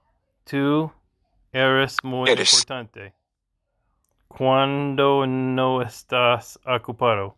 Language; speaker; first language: Spanish; non-native, learner; English